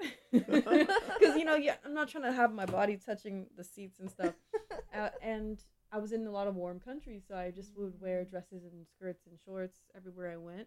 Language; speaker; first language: English; non-native, local second language; Igbo